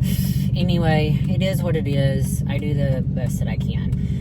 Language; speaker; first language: English; native; English